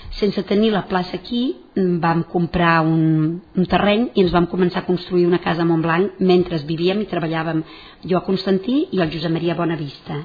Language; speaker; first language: Catalan; non-native, local second language; Spanish